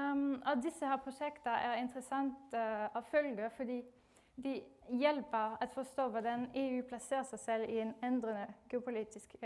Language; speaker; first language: Norwegian; non-native, fluent; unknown